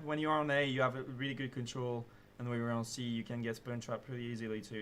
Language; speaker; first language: English; non-native, fluent; French